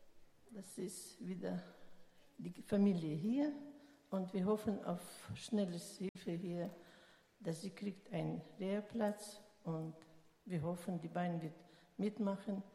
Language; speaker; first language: German; non-native, learner; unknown